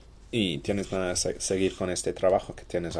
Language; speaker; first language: Spanish; non-native, fluent; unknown